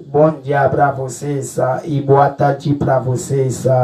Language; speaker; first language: Portuguese; non-native, learner; Haitian Creole